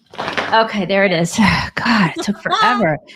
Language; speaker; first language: English; native; English